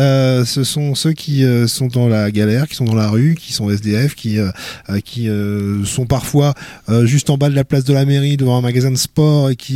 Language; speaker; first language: French; native; French